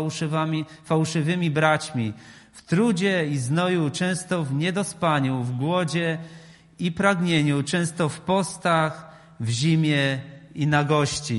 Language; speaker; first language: Polish; native; Polish